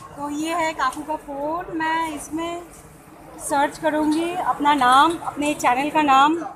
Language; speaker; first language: Hindi; non-native, local second language; Bangla